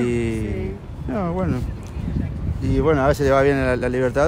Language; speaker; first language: Spanish; native; Spanish